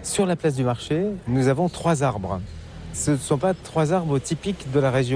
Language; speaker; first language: French; native; French